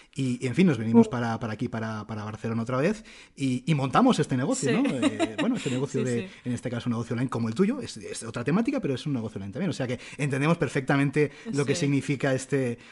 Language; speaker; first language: Spanish; native; Spanish